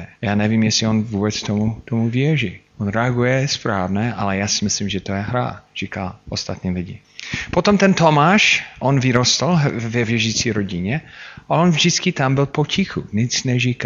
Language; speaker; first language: Czech; non-native, fluent; English